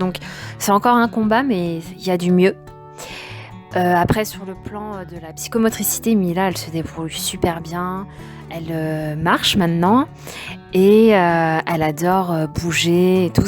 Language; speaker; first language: French; native; French